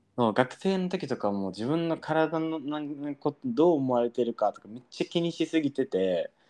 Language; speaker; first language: Japanese; early bilingual, heritage; Japanese